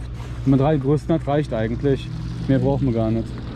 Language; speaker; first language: German; native; German